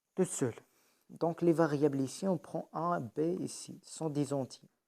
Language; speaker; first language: French; non-native, local second language; Arabic